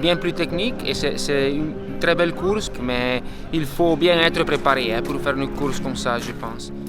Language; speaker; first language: French; non-native, local second language; Italian